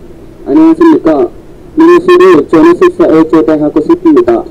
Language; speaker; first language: Korean; non-native, learner; Vietnamese